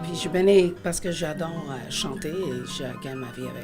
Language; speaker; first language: French; non-native, fluent; English